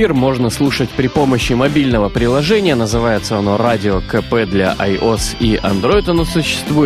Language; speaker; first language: Russian; native; Russian